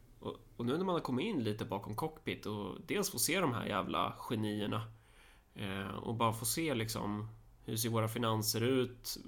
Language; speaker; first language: Swedish; native; Swedish